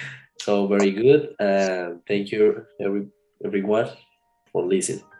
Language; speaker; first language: English; non-native, learner; Spanish